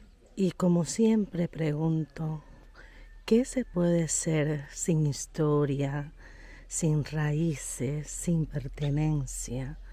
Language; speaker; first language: Spanish; native; Spanish